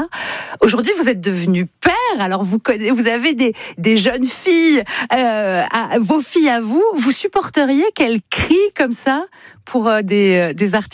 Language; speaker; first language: French; native; French